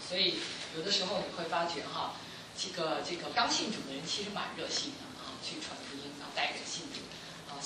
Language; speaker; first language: Chinese; non-native, local second language; Cantonese